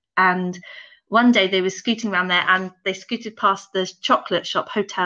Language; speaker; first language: English; native; English